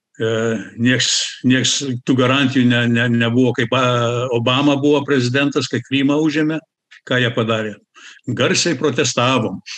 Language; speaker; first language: Lithuanian; early bilingual, heritage; Lithuanian